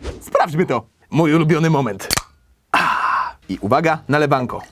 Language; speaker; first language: Polish; native; Polish